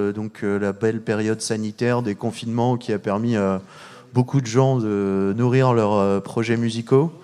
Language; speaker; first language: French; native; French